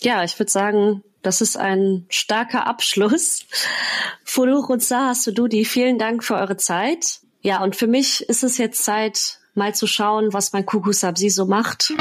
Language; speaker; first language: German; native; German